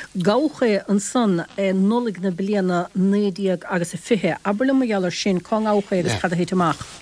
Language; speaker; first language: Irish; native; Irish